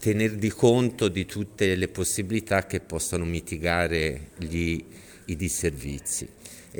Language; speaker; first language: Italian; native; Italian